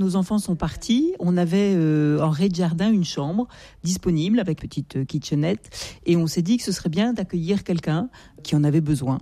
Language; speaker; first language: French; native; French